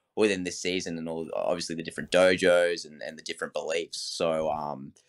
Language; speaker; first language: English; native; English